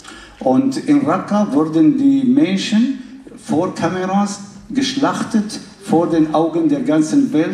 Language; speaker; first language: German; non-native, fluent; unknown